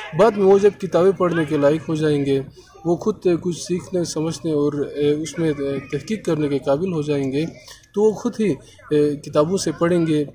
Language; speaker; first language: Urdu; non-native, local second language; Sicilian